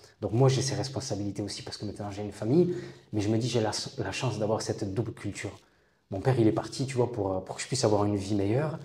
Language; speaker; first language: French; native; French